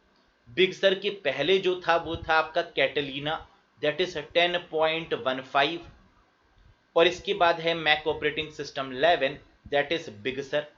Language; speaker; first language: Hindi; native; Hindi